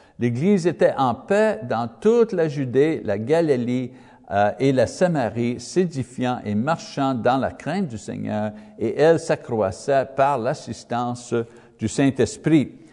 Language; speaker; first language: French; non-native, learner; English